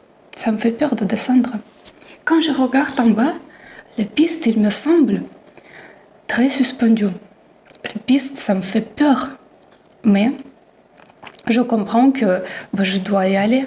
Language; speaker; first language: French; non-native, fluent; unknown